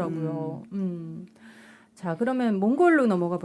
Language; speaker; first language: Korean; native; Korean